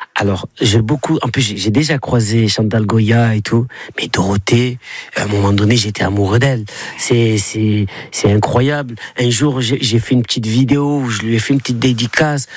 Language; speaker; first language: French; native; French